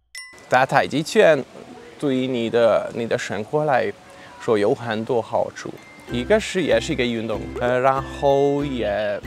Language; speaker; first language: Chinese; non-native, fluent; Hungarian